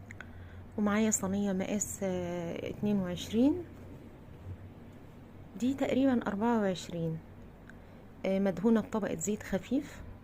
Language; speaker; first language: Arabic; native; Arabic